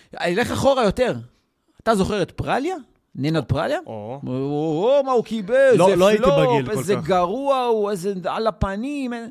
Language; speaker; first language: Hebrew; native; Hebrew